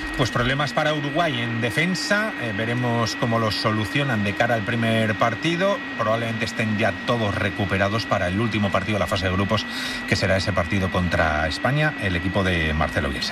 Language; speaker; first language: Spanish; native; Spanish